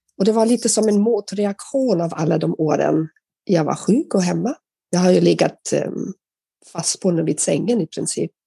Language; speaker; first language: Swedish; non-native, fluent; German